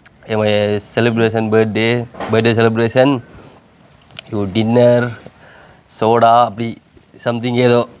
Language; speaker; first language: English; non-native, local second language; Tamil